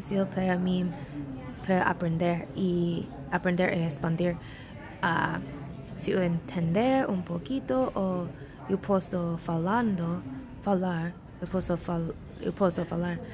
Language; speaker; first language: Portuguese; non-native, learner; English